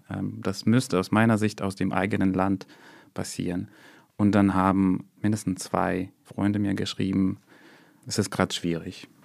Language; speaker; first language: German; non-native, fluent; Russian